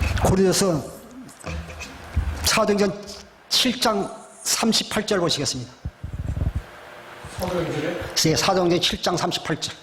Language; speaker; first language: Korean; native; Korean